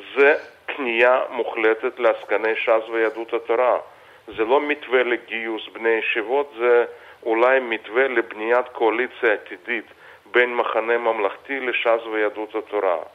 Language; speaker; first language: Hebrew; non-native, fluent; Russian